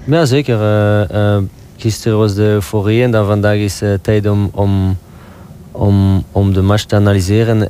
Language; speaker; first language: Dutch; non-native, local second language; French